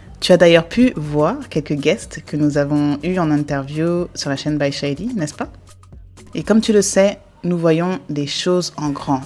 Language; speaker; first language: French; native; French